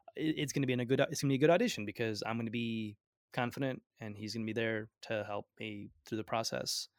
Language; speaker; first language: English; early bilingual, other home language; Gujarati